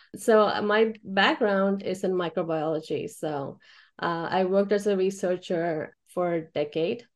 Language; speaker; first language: English; early bilingual, other home language; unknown